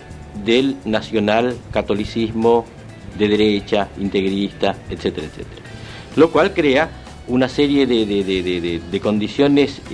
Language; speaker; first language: Spanish; native; Spanish